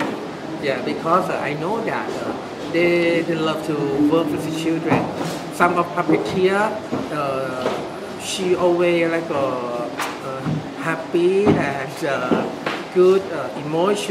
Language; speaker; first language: English; non-native, learner; Thai